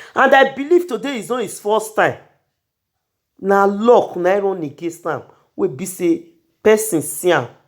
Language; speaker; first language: Nigerian Pidgin; non-native, local second language; Bini